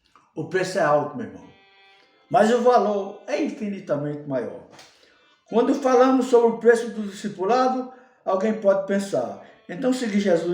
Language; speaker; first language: Portuguese; native; Portuguese